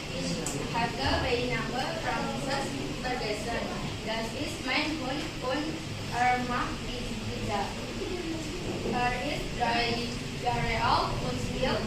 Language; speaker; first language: German; non-native, learner; Indonesian